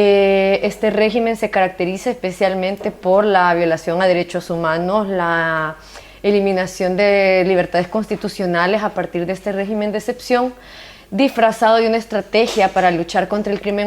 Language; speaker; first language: Spanish; native; Spanish